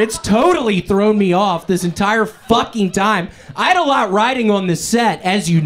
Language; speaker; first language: English; native; English